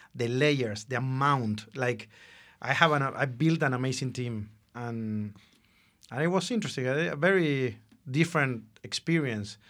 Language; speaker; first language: English; non-native, fluent; Spanish